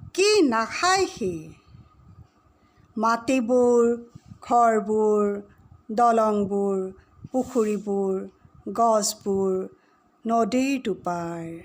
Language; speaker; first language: Assamese; native; Assamese